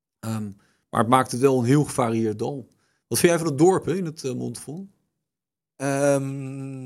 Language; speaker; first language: Dutch; native; Dutch